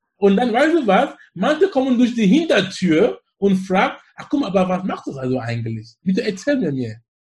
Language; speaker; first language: German; non-native, fluent; English